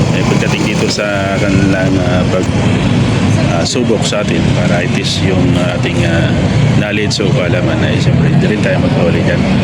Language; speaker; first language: Filipino; native; Filipino